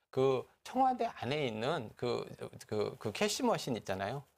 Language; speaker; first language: Korean; native; Korean